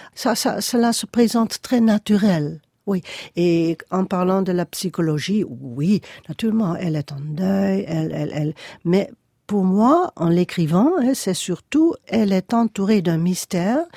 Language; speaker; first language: French; non-native, fluent; Dutch